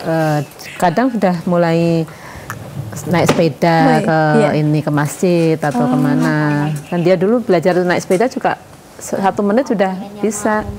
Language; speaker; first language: Indonesian; native; Indonesian